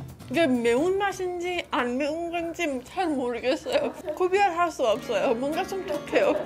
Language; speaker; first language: Korean; non-native, fluent; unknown